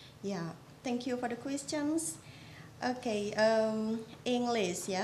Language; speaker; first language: English; non-native, fluent; Indonesian